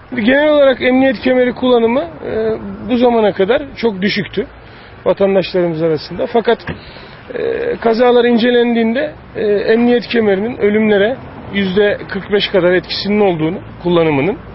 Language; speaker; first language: Turkish; native; Turkish